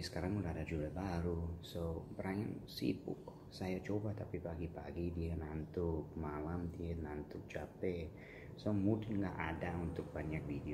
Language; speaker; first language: Indonesian; non-native, learner; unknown